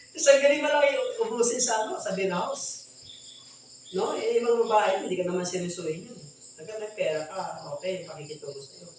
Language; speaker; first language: Filipino; non-native, local second language; Masbatenyo